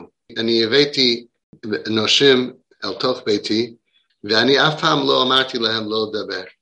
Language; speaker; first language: Hebrew; non-native, fluent; English